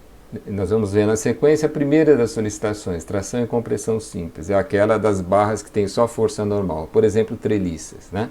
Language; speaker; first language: Portuguese; native; Portuguese